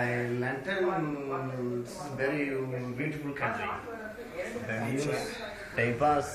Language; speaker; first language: English; non-native, learner; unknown